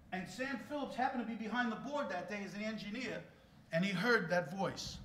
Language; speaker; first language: English; native; English